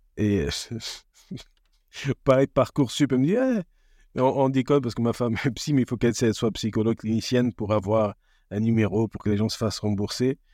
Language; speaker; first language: French; non-native, fluent; Portuguese